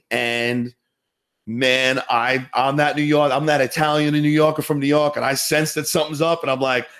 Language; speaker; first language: English; native; English